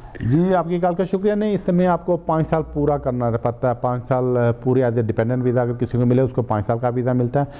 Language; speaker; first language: Hindi; non-native, local second language; Punjabi